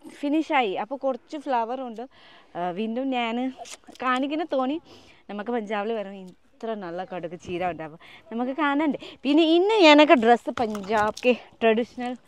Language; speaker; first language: Malayalam; non-native, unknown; Nepali